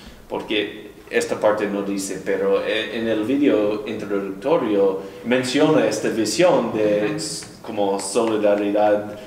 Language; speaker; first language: Spanish; non-native, fluent; English